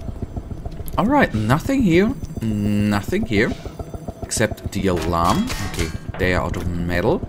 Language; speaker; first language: English; non-native, fluent; German